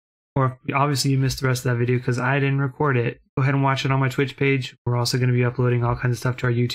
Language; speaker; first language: English; native; English